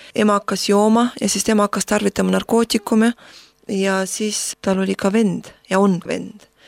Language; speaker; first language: Estonian; non-native, local second language; Russian